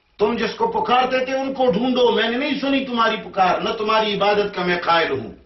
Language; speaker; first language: Urdu; non-native, local second language; Pashto